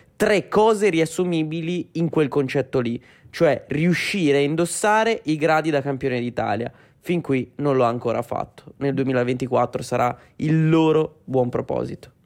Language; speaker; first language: Italian; native; Italian